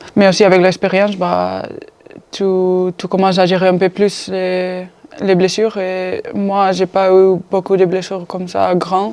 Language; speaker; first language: French; non-native, fluent; Spanish